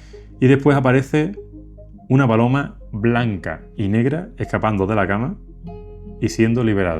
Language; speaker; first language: Spanish; native; Spanish